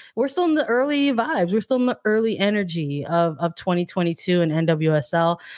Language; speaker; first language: English; native; English